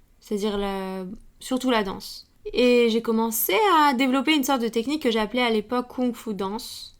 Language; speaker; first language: French; native; French